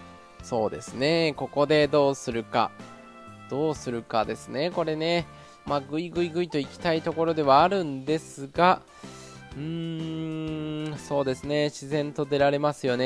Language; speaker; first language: Japanese; native; Japanese